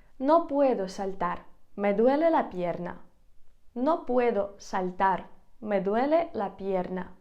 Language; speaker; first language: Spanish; non-native, fluent; Ukrainian